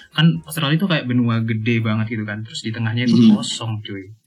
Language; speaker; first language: Indonesian; non-native, local second language; Javanese